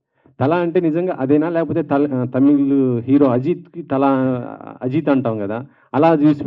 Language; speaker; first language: Telugu; native; Telugu